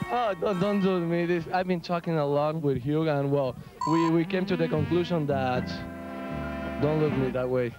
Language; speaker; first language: English; non-native, learner; Spanish